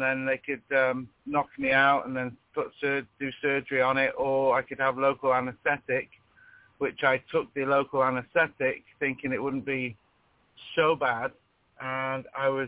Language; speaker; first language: English; native; English